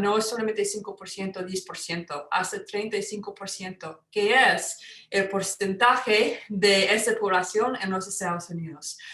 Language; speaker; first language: Spanish; non-native, fluent; English